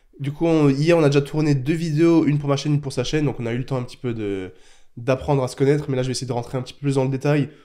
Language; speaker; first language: French; native; French